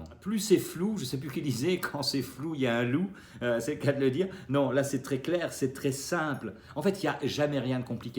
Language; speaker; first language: French; native; French